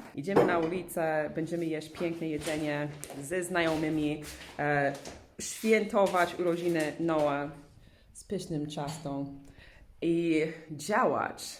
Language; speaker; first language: Polish; non-native, learner; English